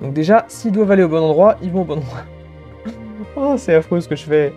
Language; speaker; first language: French; native; French